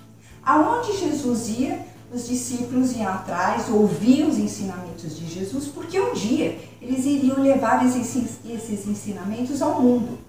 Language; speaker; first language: Portuguese; native; Portuguese